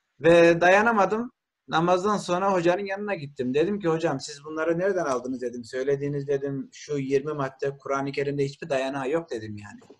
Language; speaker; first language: Turkish; early bilingual, heritage; Turkish